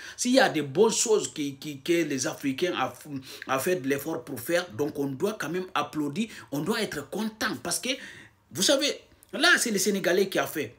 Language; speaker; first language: French; non-native, local second language; Fula